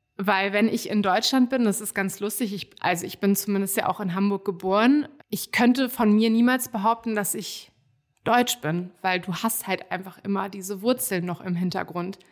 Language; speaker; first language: German; native; German